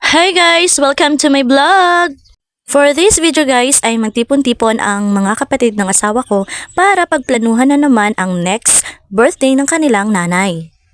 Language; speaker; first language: Filipino; non-native, local second language; Cebuano